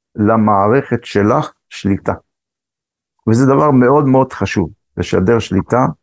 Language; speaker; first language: Hebrew; early bilingual, other home language; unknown